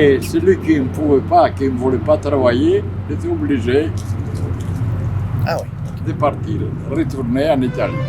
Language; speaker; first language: French; non-native, fluent; Italian